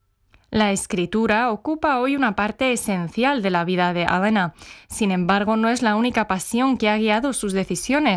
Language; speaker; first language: Spanish; non-native, learner; Czech